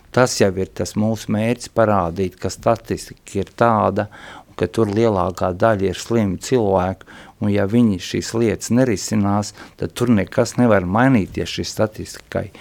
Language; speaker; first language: Latvian; non-native, local second language; Russian